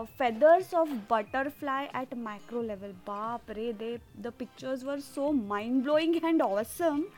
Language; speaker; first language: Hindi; non-native, local second language; Marathi